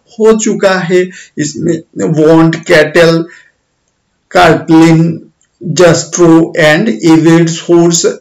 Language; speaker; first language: Hindi; non-native, local second language; Bangla